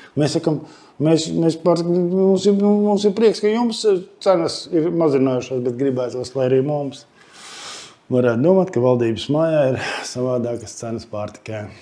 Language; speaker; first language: Latvian; non-native, local second language; Russian